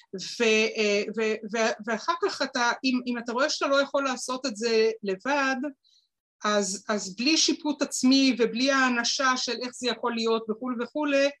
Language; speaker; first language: Hebrew; native; Hebrew